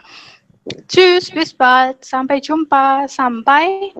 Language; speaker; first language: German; non-native, fluent; Indonesian